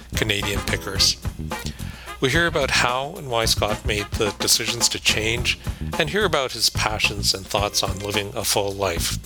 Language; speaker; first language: English; native; English